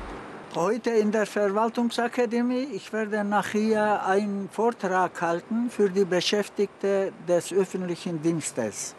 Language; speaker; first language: German; non-native, fluent; Turkish